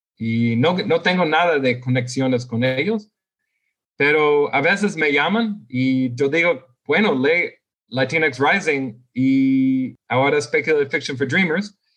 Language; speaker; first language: Spanish; non-native, fluent; English